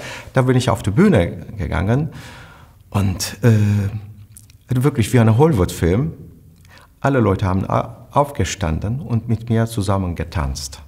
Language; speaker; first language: German; non-native, fluent; Turkish